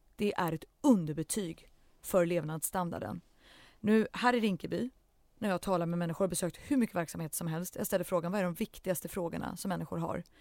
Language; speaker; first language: Swedish; early bilingual, other home language; Central Kurdish